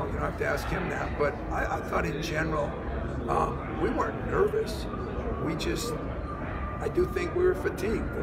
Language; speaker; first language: English; native; English